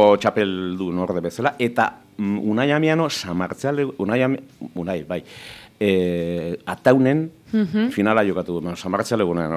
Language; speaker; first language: Basque; native; Basque